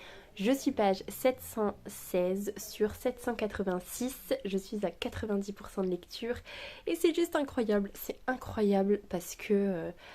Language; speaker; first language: French; native; French